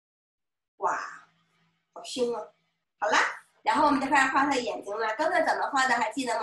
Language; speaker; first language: Chinese; native; Chinese